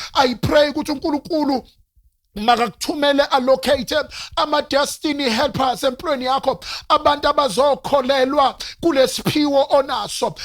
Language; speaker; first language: Zulu; non-native, local second language; Northern Sotho